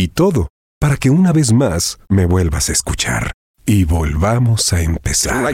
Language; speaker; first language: Spanish; native; Spanish